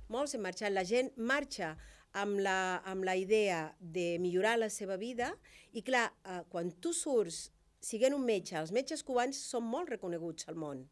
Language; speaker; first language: Catalan; non-native, fluent; Spanish